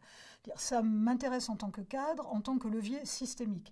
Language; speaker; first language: French; native; French